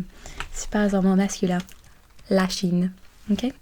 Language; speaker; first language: French; non-native, learner; English